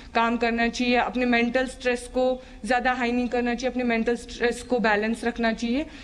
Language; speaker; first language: Hindi; native; Hindi